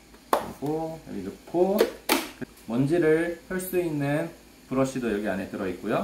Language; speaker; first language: Korean; native; Korean